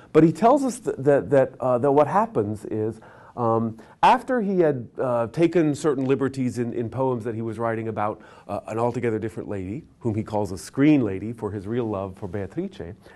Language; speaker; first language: English; native; English